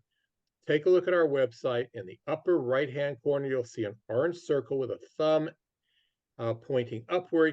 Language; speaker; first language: English; native; English